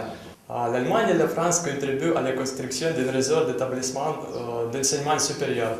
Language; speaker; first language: French; non-native, fluent; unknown